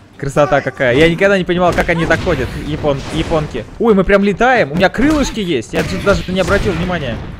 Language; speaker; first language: Russian; native; Russian